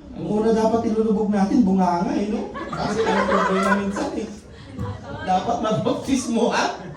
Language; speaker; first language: Filipino; non-native, local second language; Iloko